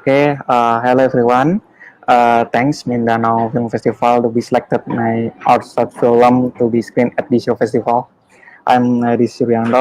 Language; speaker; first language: English; non-native, learner; Indonesian